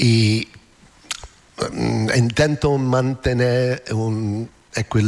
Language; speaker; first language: Spanish; non-native, learner; English